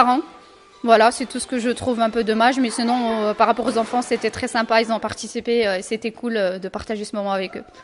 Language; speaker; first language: French; native; French